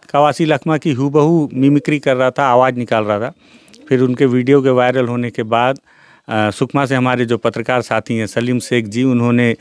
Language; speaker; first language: Hindi; native; Hindi